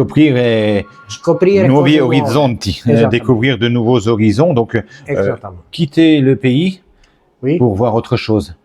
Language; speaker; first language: French; native; French